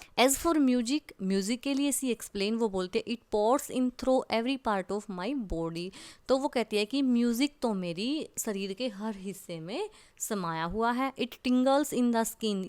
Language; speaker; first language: Hindi; native; Hindi